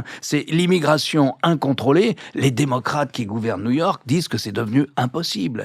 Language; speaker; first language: French; native; French